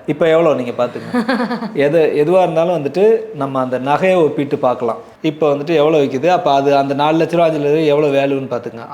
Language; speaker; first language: Tamil; native; Tamil